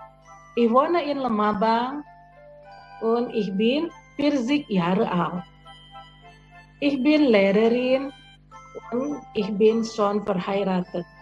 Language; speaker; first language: German; non-native, fluent; Indonesian